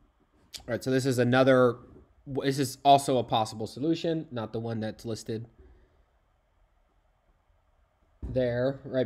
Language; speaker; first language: English; native; English